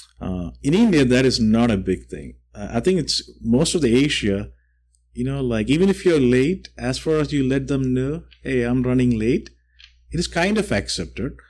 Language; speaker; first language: English; non-native, local second language; Malayalam